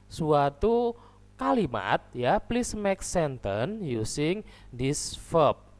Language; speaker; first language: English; non-native, learner; Indonesian